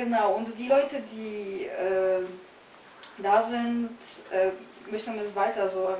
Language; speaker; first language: German; non-native, fluent; Polish